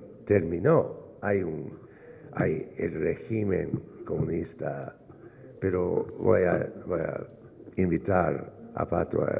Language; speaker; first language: Spanish; non-native, fluent; English